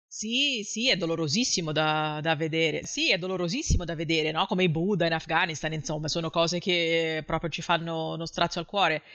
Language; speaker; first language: Italian; non-native, fluent; Portuguese